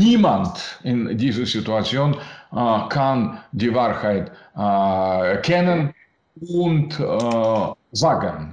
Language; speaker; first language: German; non-native, learner; Russian